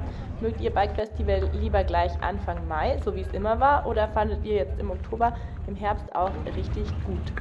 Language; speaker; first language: German; native; German